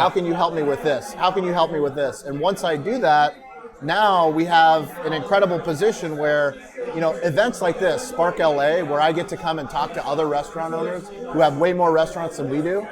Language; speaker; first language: English; native; English